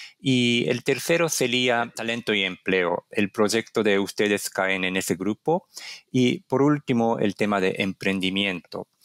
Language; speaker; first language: Spanish; non-native, fluent; Japanese